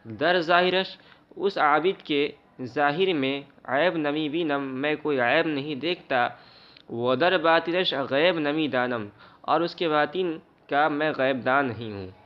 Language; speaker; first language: Urdu; native; Urdu